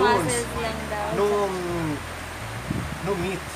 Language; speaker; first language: English; non-native, learner; Italian